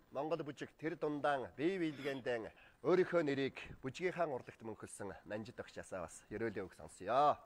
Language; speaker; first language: Mongolian; native; Mongolian